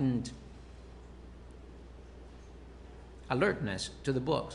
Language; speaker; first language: English; early bilingual, other home language; Spanish